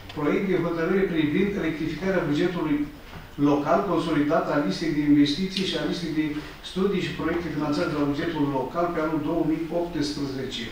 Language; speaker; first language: Romanian; native; Romanian